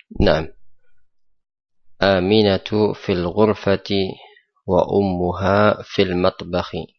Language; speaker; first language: Arabic; non-native, fluent; Indonesian